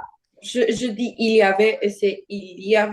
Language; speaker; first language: French; non-native, learner; Portuguese